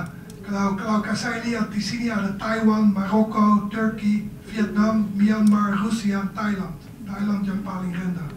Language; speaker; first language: Indonesian; non-native, fluent; Dutch